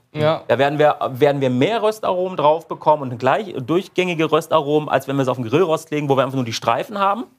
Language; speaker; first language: German; native; German